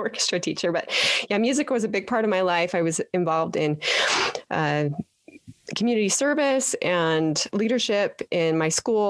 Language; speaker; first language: English; native; English